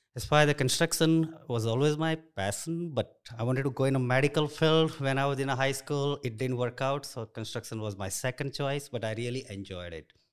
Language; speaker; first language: English; non-native, local second language; Gujarati